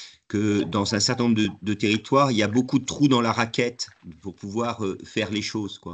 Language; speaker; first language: French; native; French